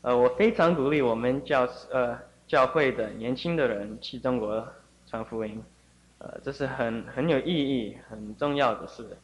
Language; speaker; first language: Chinese; early bilingual, heritage; Chinese